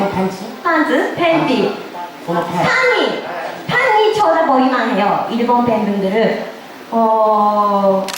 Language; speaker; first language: Korean; non-native, learner; Japanese